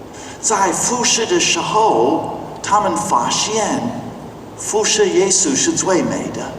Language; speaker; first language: Chinese; non-native, fluent; English